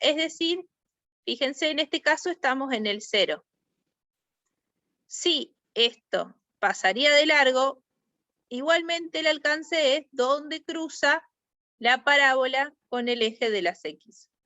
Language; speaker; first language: Spanish; native; Spanish